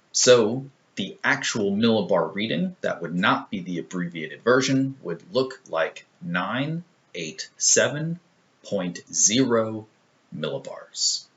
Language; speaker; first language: English; native; English